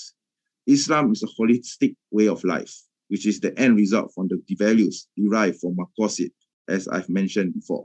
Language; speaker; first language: English; non-native, local second language; Malay